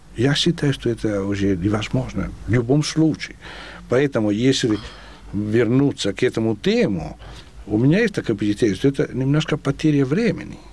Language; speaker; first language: Russian; non-native, fluent; Italian